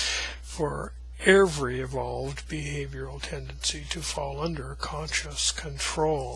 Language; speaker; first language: English; native; English